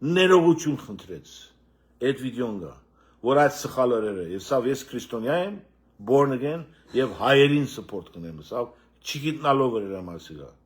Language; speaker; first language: Armenian; early bilingual, heritage; Armenian